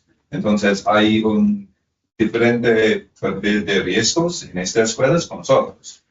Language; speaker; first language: Spanish; non-native, fluent; English